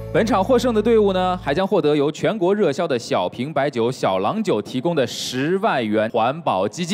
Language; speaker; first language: Chinese; native; Chinese